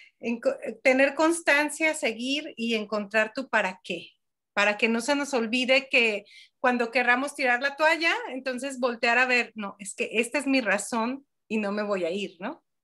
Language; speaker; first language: Spanish; native; Spanish